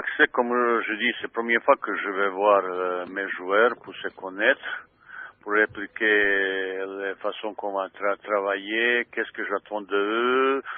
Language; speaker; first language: French; non-native, fluent; Bosnian